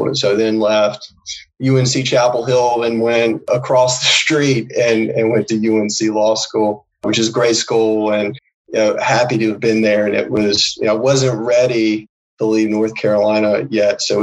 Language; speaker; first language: English; native; English